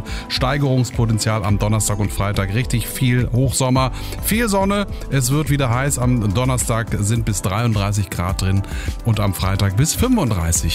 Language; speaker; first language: German; native; German